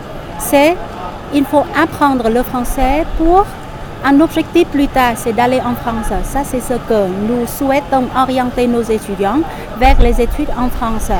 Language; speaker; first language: French; non-native, fluent; Vietnamese